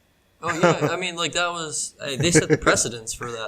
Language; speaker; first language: English; native; English